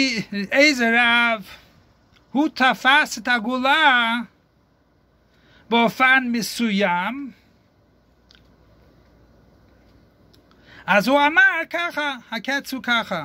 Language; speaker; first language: Hebrew; non-native, fluent; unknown